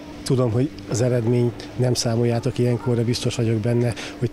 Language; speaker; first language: Hungarian; native; Hungarian